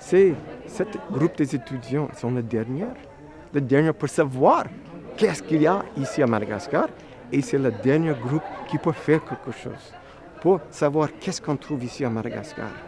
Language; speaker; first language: French; non-native, fluent; English